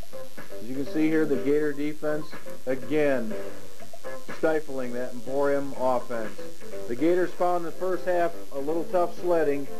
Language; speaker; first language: English; native; English